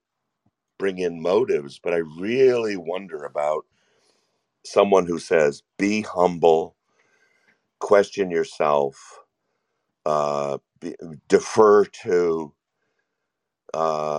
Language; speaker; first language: English; native; English